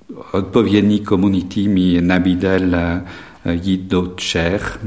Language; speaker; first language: Czech; non-native, fluent; French